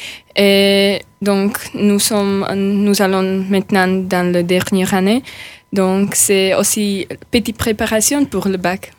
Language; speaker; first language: French; non-native, learner; Slovak